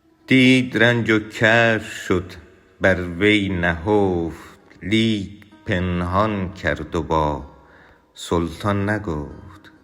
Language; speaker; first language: Persian; native; Persian